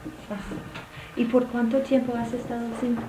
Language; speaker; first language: Spanish; non-native, fluent; English